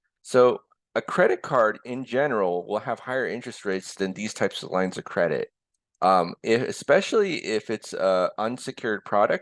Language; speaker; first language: English; early bilingual, other home language; Korean